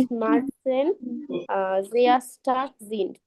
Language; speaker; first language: German; non-native, learner; Bangla